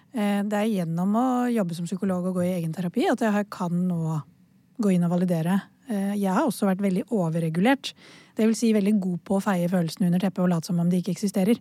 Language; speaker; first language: Norwegian; early bilingual, other home language; Urdu